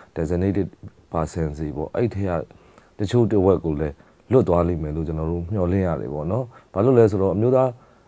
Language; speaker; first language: Burmese; native; Burmese